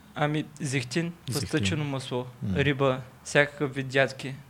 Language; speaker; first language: Bulgarian; non-native, local second language; Turkish